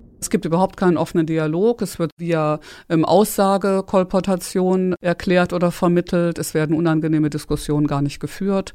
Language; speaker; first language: German; native; German